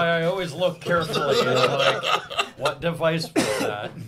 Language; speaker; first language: English; native; English